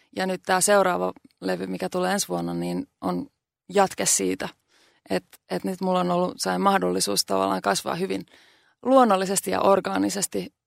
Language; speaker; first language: Finnish; native; Finnish